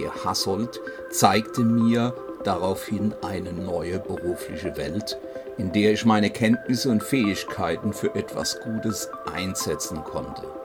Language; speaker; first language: German; native; German